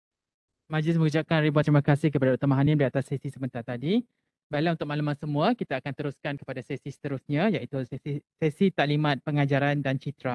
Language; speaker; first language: Malay; native; Malay